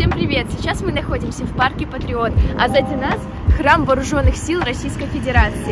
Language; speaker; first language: Russian; native; Russian